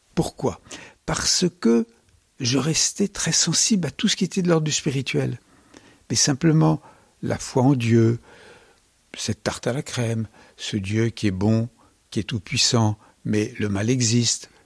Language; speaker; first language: French; native; French